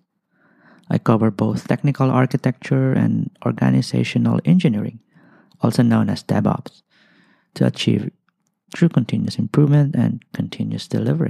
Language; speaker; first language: English; non-native, local second language; Bikol